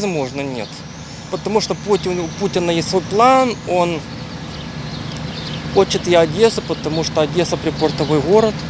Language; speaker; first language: Ukrainian; non-native, local second language; Russian